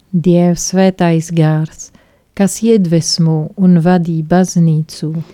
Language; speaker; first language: Latvian; non-native, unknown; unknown